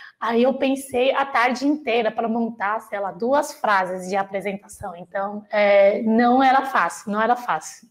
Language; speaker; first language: Portuguese; non-native, fluent; Chinese